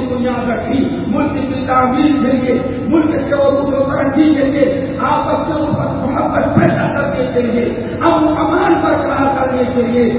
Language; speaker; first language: Urdu; native; Urdu